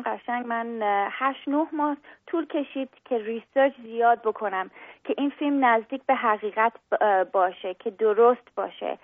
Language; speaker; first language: Persian; early bilingual, heritage; English